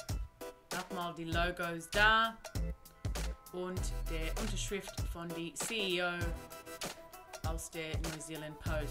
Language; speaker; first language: German; non-native, learner; English